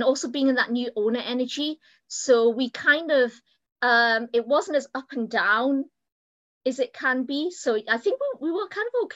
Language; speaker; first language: English; native; English